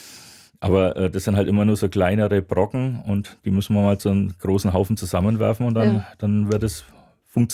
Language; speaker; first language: German; native; German